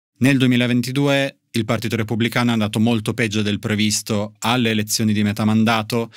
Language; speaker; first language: Italian; native; Italian